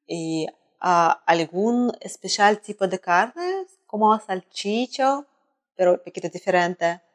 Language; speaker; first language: Spanish; non-native, learner; Russian